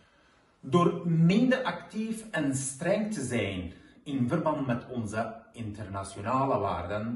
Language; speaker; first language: Dutch; non-native, fluent; Kurdish